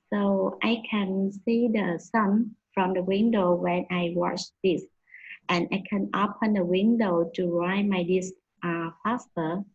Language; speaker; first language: English; non-native, fluent; Vietnamese